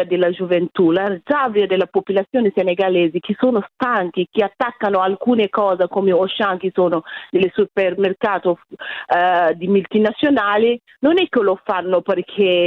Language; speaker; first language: Italian; non-native, fluent; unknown